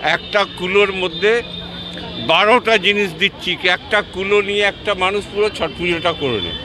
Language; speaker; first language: Bangla; non-native, local second language; Hindi